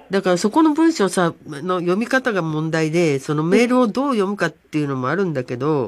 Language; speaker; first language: Japanese; native; Japanese